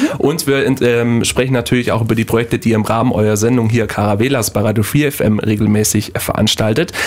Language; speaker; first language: German; native; German